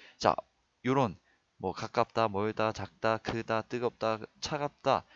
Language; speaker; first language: Korean; native; Korean